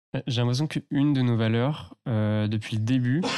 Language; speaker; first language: French; native; French